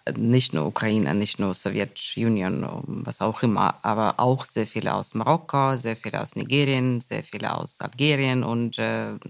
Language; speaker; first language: German; non-native, fluent; Ukrainian